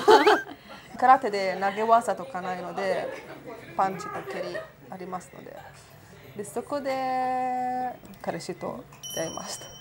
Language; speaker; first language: Japanese; non-native, fluent; Italian